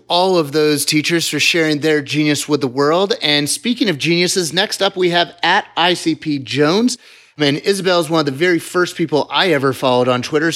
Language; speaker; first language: English; native; English